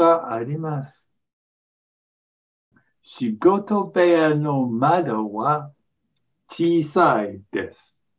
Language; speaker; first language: Japanese; non-native, learner; English